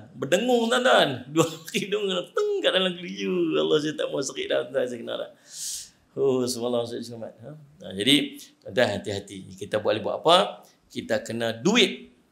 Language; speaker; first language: Malay; native; Malay